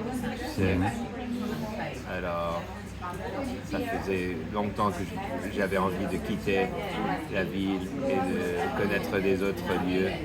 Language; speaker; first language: French; non-native, fluent; English